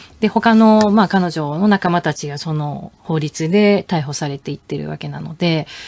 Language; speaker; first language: Japanese; native; Japanese